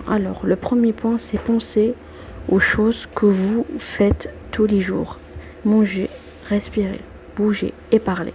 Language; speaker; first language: French; non-native, local second language; Arabic